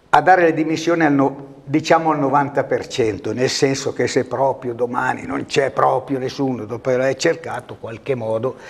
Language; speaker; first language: Italian; native; Italian